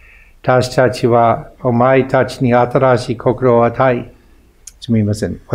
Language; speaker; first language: Japanese; non-native, fluent; English